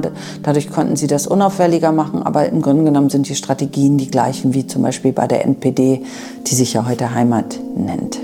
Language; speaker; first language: German; native; German